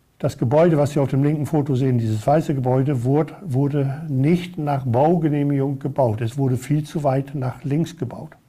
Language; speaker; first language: German; non-native, fluent; Dutch